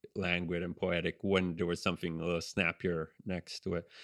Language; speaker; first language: English; non-native, fluent; Italian